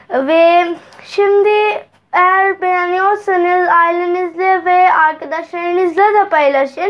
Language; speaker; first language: Turkish; non-native, learner; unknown